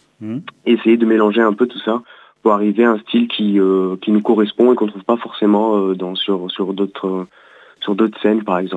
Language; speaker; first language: French; native; French